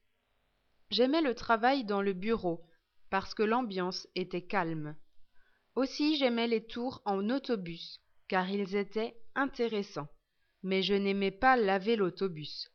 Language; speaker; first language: French; non-native, learner; English